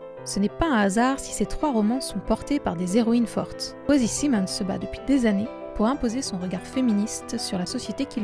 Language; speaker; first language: French; native; French